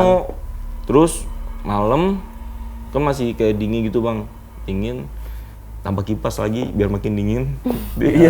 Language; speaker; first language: Indonesian; native; Indonesian